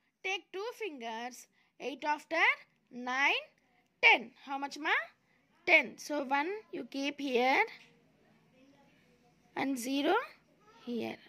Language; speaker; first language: English; non-native, local second language; Telugu